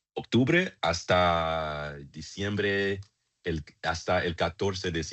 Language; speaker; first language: Spanish; non-native, learner; English